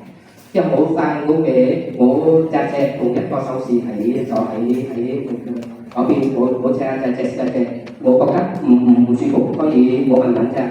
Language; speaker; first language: Cantonese; non-native, learner; Vietnamese